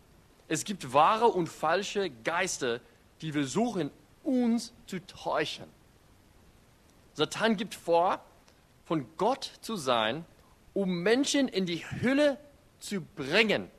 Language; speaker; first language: German; non-native, fluent; English